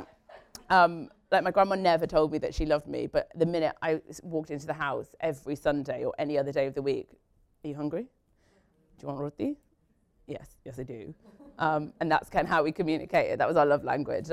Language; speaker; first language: English; native; English